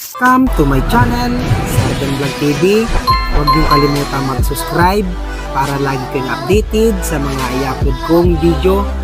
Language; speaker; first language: Filipino; non-native, local second language; Bikol